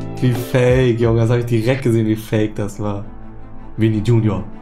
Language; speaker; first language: German; native; German